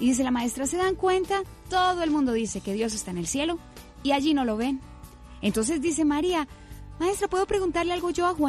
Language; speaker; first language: Spanish; native; Spanish